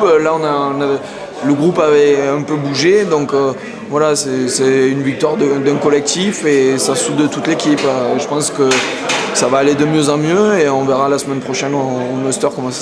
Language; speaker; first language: French; native; French